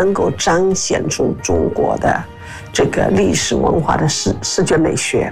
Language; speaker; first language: Chinese; native; Chinese